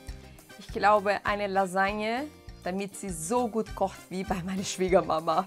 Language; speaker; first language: German; non-native, fluent; Portuguese